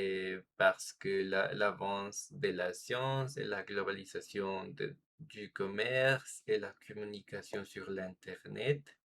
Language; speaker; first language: French; non-native, fluent; Spanish